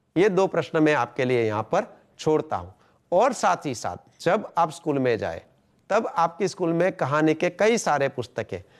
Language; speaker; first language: Hindi; non-native, local second language; Gujarati